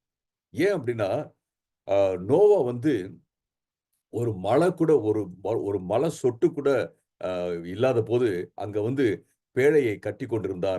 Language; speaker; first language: Tamil; native; Tamil